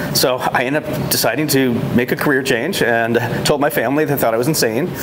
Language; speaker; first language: English; native; English